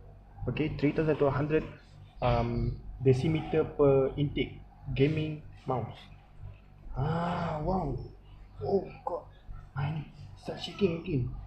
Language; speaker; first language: English; non-native, local second language; Malay